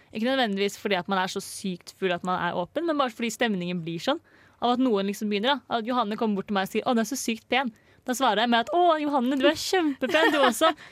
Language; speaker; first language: Norwegian; native; Norwegian